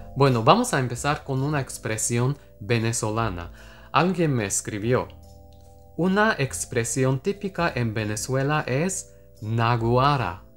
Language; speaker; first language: Spanish; non-native, fluent; Japanese